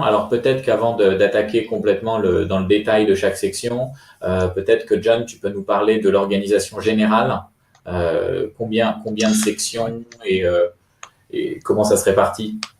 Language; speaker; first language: French; native; French